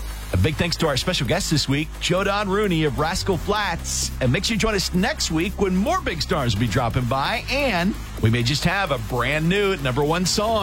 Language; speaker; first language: English; native; English